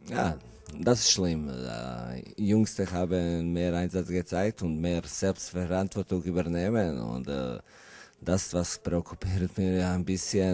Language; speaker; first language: German; non-native, learner; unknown